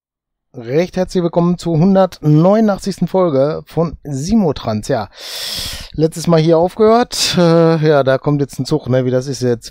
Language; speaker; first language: German; native; German